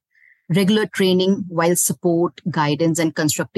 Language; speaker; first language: English; non-native, local second language; Hindi